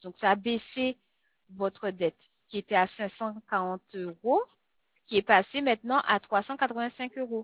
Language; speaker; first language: French; native; French